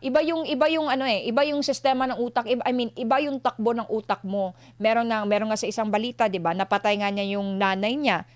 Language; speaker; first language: Filipino; non-native, local second language; Cebuano